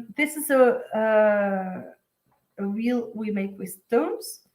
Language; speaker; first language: English; non-native, fluent; Dutch